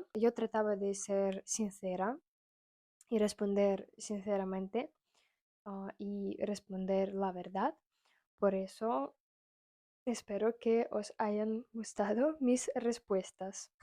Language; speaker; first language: Spanish; non-native, fluent; Russian